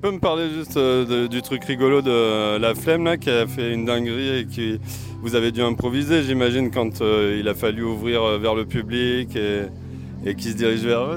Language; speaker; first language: French; native; French